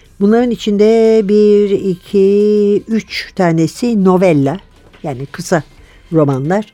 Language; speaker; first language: Turkish; native; Turkish